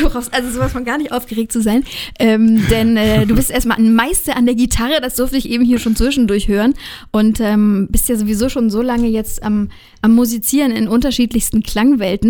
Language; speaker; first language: German; native; German